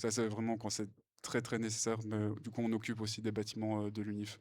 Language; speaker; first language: French; native; French